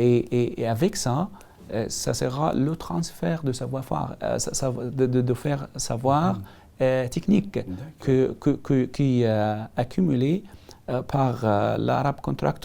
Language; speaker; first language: French; non-native, learner; Arabic